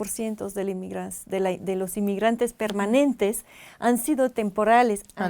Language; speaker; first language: Spanish; non-native, fluent; French